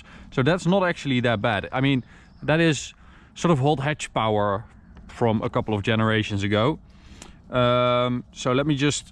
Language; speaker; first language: English; non-native, fluent; Dutch